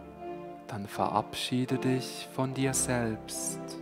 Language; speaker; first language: German; native; German